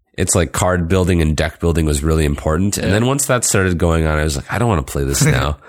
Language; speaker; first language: English; native; English